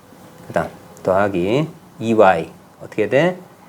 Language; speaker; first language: Korean; native; Korean